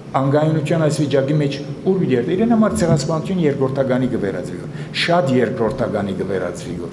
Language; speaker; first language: Armenian; native; Armenian